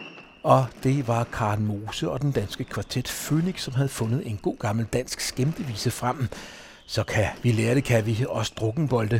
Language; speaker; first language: Danish; native; Danish